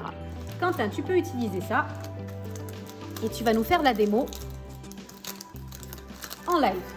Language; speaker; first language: French; native; French